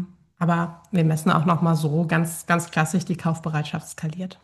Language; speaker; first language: German; native; German